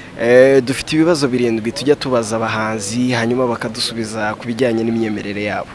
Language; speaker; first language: Kinyarwanda; native; Kinyarwanda